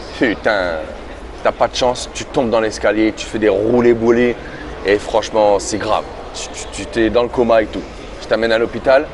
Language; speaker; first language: French; native; French